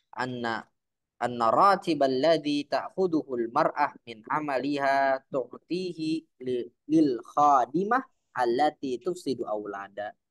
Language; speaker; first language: Arabic; non-native, fluent; Indonesian